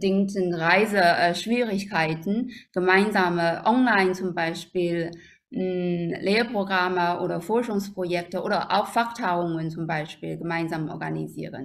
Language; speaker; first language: German; non-native, fluent; Chinese